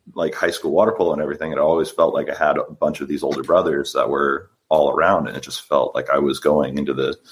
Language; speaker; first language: English; native; English